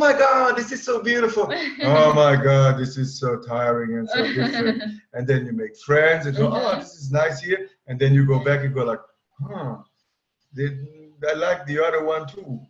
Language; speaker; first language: English; non-native, fluent; Portuguese